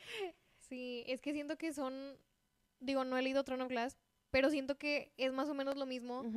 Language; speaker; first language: Spanish; native; Spanish